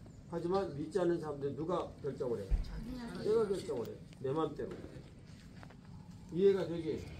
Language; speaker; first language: Korean; native; Korean